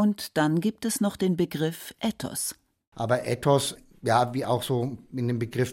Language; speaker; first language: German; native; German